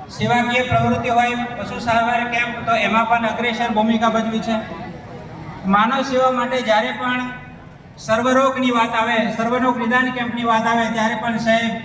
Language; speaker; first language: Gujarati; native; Gujarati